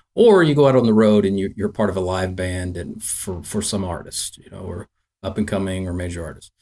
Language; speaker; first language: English; native; English